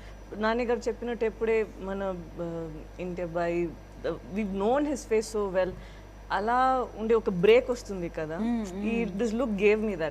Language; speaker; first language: Telugu; non-native, fluent; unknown